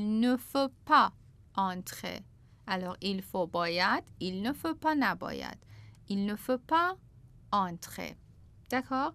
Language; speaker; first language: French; non-native, fluent; Persian